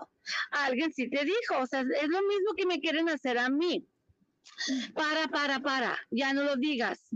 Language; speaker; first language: Spanish; early bilingual, heritage; Spanish